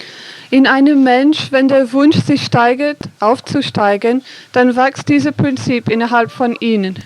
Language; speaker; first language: German; non-native, fluent; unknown